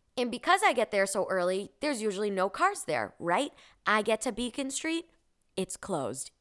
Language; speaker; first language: English; native; English